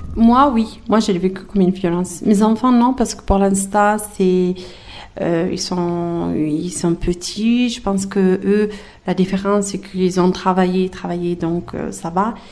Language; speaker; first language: French; early bilingual, other home language; Arabic